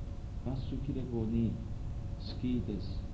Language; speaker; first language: Japanese; non-native, learner; English